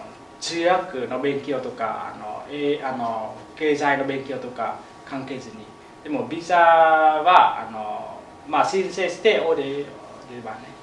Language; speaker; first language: Japanese; non-native, learner; Vietnamese